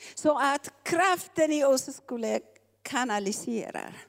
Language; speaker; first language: Swedish; non-native, fluent; Tigrinya